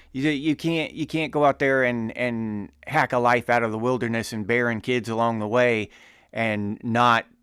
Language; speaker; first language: English; native; English